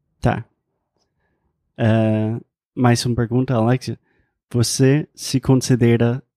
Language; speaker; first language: Portuguese; non-native, fluent; English